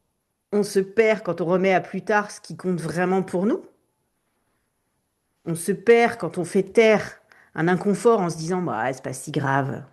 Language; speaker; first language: French; native; French